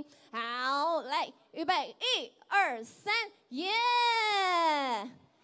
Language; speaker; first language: Chinese; native; Chinese